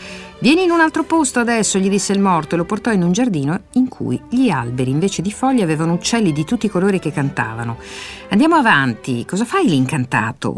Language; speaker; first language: Italian; native; Italian